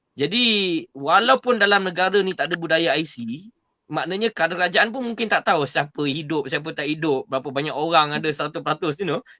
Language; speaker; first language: Malay; native; Malay